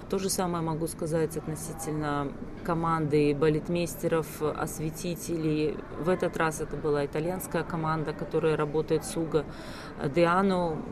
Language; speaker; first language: Russian; native; Russian